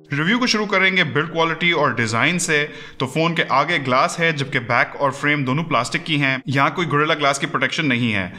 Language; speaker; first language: Urdu; native; Urdu